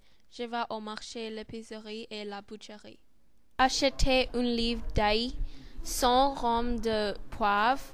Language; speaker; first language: French; non-native, learner; Thai